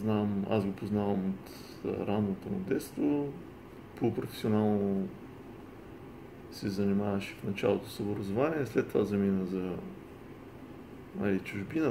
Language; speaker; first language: Bulgarian; native; Bulgarian